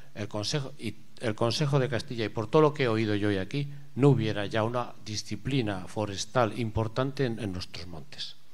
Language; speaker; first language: Spanish; native; Spanish